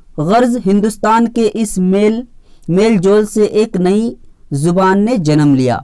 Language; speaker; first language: Urdu; native; Urdu